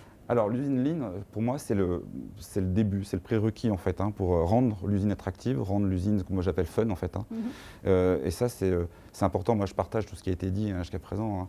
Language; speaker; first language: French; native; French